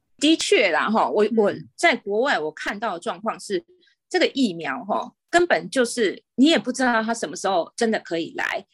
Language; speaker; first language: Chinese; native; Chinese